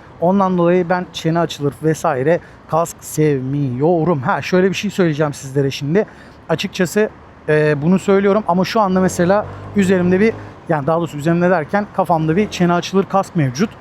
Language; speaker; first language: Turkish; native; Turkish